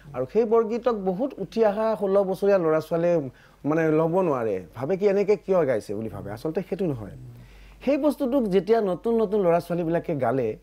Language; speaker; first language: Assamese; native; Assamese